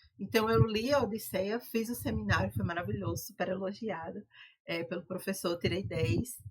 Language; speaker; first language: Portuguese; native; Portuguese